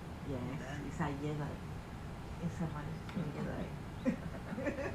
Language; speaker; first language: English; non-native, learner; Spanish